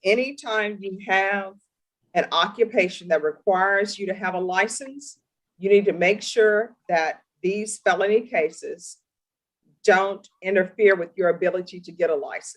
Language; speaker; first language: English; native; English